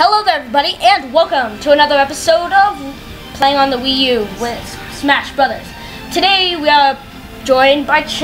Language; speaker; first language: English; native; English